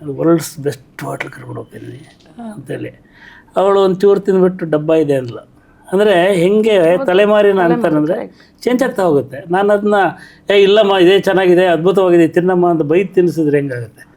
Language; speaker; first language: Kannada; native; Kannada